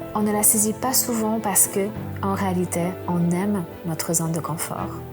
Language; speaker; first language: French; non-native, fluent; Polish